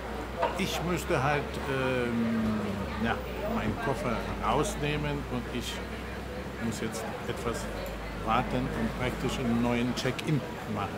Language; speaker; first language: German; non-native, fluent; Polish